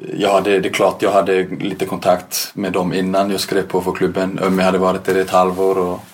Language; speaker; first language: Swedish; non-native, fluent; Icelandic